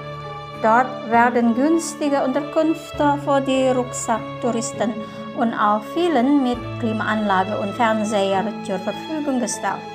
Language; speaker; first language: German; non-native, fluent; Indonesian